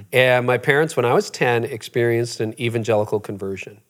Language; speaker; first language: English; native; English